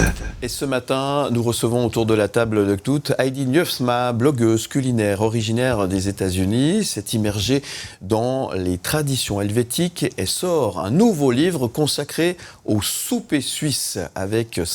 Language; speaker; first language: French; native; French